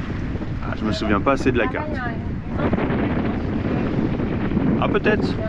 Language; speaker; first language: French; native; French